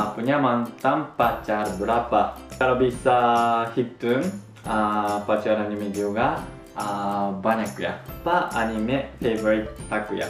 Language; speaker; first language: Indonesian; non-native, fluent; Japanese